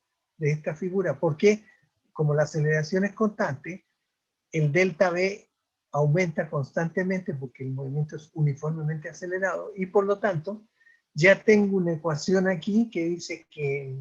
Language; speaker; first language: Spanish; native; Spanish